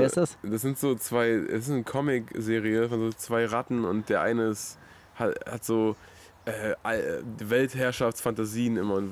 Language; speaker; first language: German; native; German